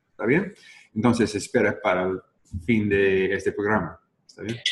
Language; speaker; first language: Spanish; non-native, learner; English